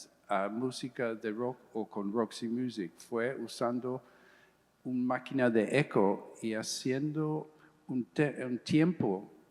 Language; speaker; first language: Spanish; early bilingual, heritage; English